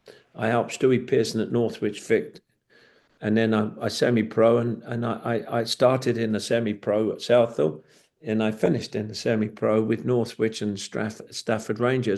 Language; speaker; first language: English; native; English